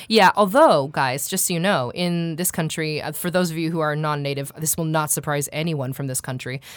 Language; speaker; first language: English; native; English